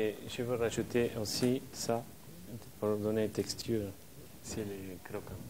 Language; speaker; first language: French; non-native, fluent; Spanish